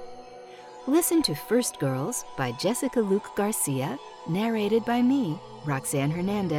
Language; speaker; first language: English; early bilingual, other home language; Spanish